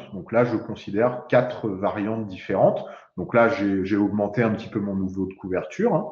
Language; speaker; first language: French; native; French